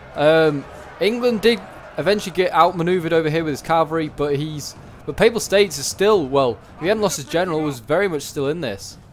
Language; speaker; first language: English; native; English